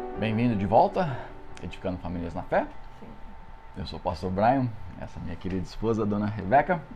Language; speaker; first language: Portuguese; non-native, fluent; English